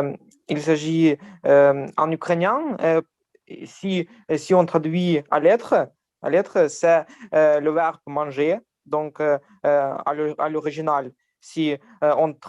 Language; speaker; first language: French; non-native, learner; Ukrainian